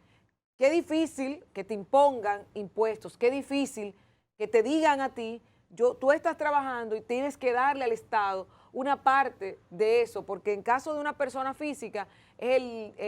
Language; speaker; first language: Spanish; native; Spanish